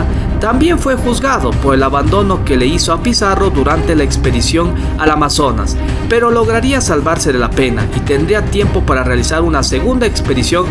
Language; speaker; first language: Spanish; native; Spanish